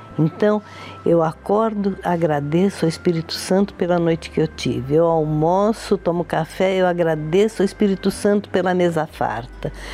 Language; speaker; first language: Portuguese; early bilingual, other home language; Italian